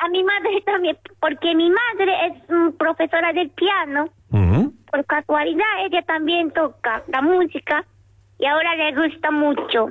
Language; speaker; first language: Spanish; non-native, learner; Japanese